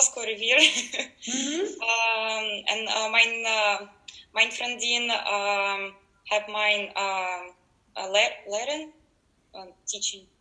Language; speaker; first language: Dutch; non-native, learner; Russian